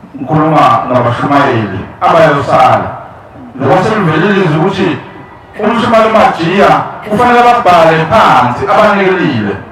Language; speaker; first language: Zulu; native; Zulu